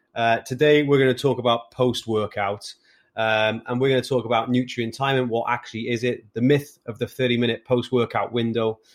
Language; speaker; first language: English; native; English